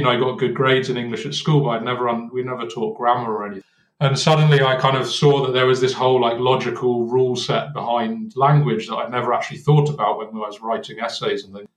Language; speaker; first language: English; native; English